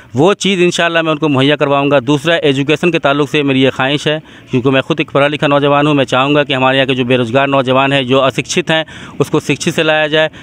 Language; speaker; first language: Hindi; native; Hindi